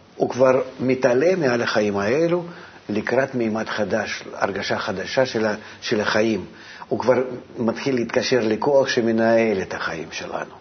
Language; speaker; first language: Hebrew; non-native, fluent; Russian